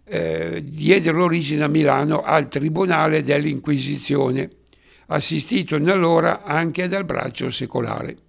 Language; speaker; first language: Italian; native; Italian